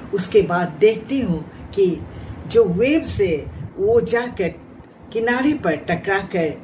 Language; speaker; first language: Hindi; non-native, local second language; Assamese